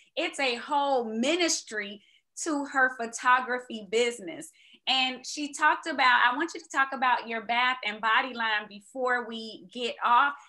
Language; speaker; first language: English; native; English